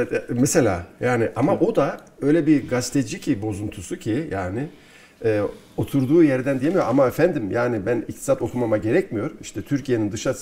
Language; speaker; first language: Turkish; native; Turkish